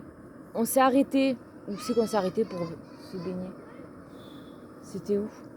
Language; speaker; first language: French; native; French